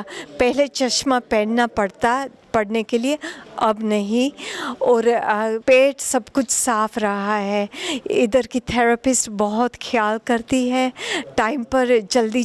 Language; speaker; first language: Hindi; early bilingual, heritage; Hindi